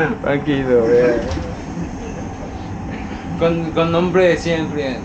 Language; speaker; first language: Spanish; non-native, learner; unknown